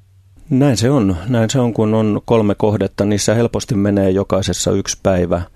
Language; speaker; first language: Finnish; native; Finnish